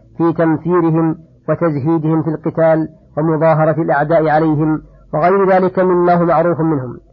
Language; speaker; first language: Arabic; native; Arabic